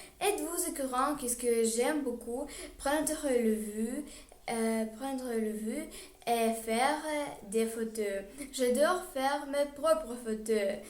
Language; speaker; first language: French; non-native, learner; Russian